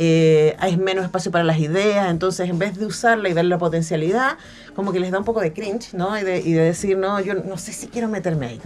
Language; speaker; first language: Spanish; native; Spanish